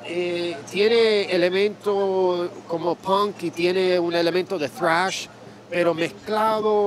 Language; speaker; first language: Spanish; early bilingual, heritage; Spanish